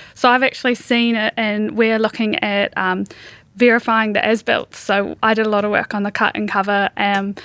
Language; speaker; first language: English; native; English